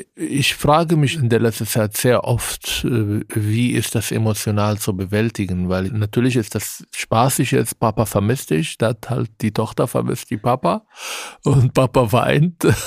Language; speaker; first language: German; non-native, fluent; Arabic